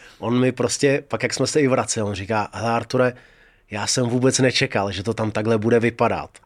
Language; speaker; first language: Czech; early bilingual, other home language; Russian